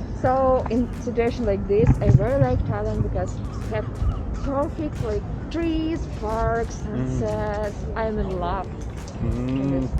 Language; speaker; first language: English; non-native, learner; Russian